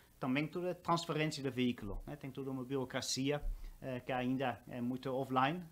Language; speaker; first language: Portuguese; non-native, fluent; Dutch